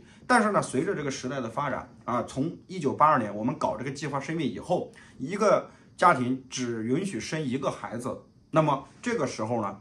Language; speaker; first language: Chinese; native; Chinese